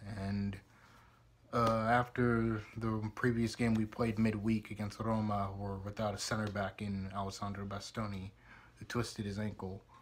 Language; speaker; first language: English; native; English